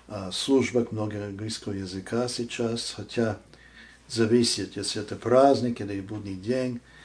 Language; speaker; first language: Russian; non-native, fluent; English